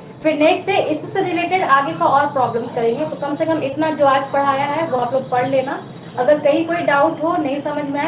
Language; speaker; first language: Hindi; native; Hindi